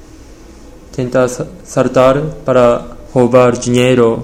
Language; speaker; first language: Spanish; non-native, learner; Portuguese